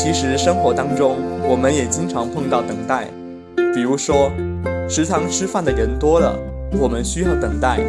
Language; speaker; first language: Chinese; native; Chinese